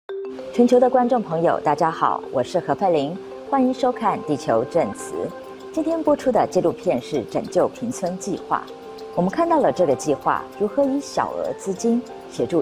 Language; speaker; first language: Chinese; native; Chinese